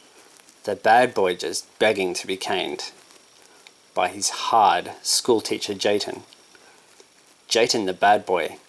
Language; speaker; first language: English; native; English